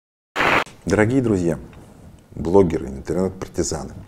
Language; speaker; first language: Russian; native; Russian